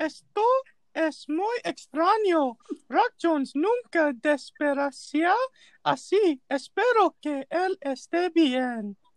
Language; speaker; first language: Spanish; non-native, learner; English